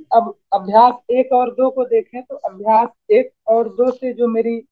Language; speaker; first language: Hindi; native; Hindi